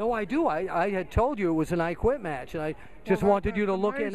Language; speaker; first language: English; native; English